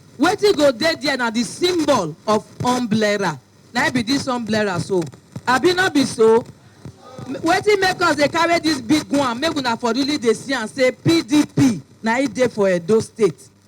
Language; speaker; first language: Nigerian Pidgin; non-native, local second language; Bini